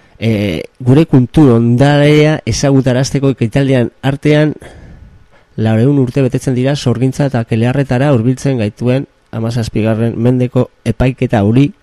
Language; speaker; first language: Basque; native; Basque